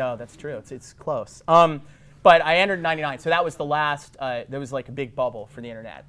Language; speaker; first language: English; native; English